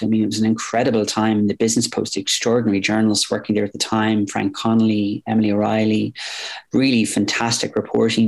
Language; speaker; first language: English; native; English